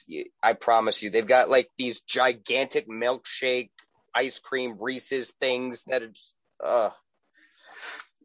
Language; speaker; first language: English; native; English